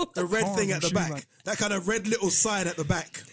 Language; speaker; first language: English; non-native, local second language; Yoruba